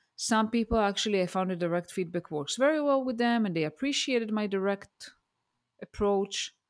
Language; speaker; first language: English; non-native, fluent; Hebrew